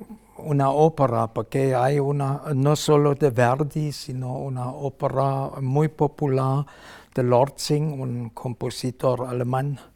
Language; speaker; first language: Spanish; non-native, fluent; German